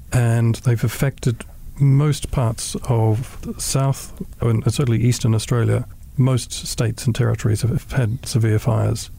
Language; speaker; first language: English; native; English